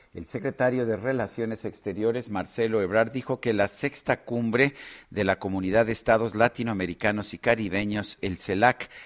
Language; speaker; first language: Spanish; native; Spanish